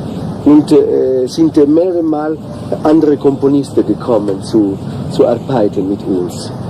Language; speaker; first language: German; non-native, learner; Italian